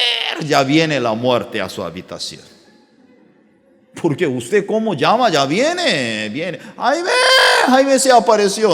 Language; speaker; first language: Spanish; non-native, learner; Korean